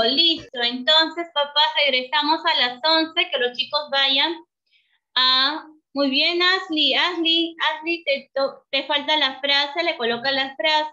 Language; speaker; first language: Spanish; native; Spanish